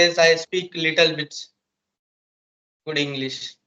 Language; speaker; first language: English; non-native, local second language; Marathi